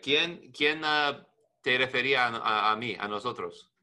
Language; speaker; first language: Spanish; non-native, learner; English